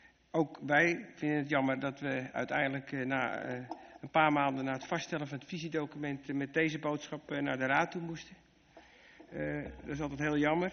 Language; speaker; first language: Dutch; native; Dutch